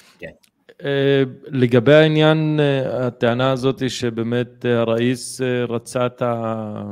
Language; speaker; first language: Hebrew; native; Hebrew